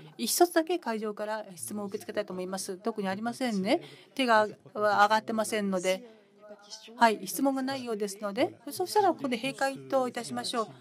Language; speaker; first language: Japanese; non-native, fluent; French